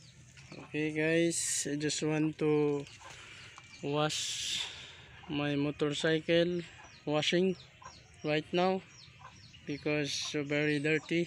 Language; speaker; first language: English; non-native, learner; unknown